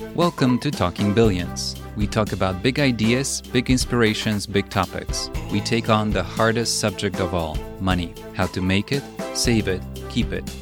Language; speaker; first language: English; early bilingual, other home language; Polish